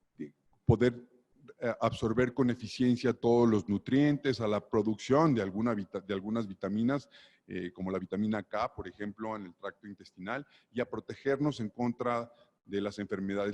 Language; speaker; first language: Spanish; native; Spanish